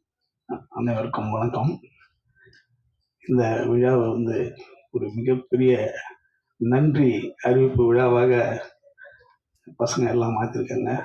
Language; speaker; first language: Tamil; native; Tamil